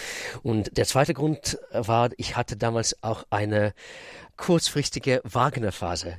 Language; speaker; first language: German; non-native, fluent; Russian